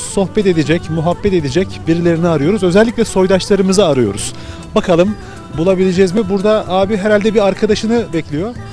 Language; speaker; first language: Turkish; native; Turkish